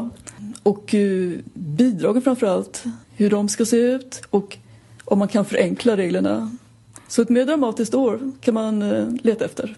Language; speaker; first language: Swedish; native; Swedish